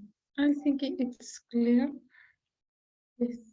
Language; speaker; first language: English; non-native, learner; Spanish